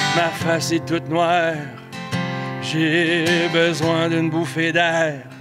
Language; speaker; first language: French; native; French